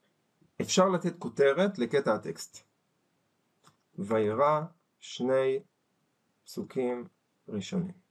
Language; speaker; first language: Hebrew; native; Hebrew